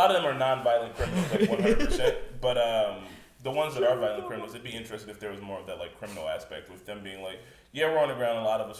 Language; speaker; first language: English; native; English